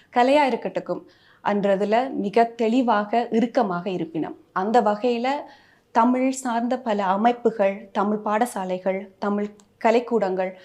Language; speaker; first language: Tamil; early bilingual, heritage; Tamil